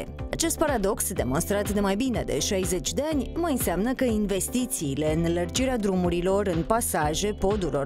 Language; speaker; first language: Romanian; native; Romanian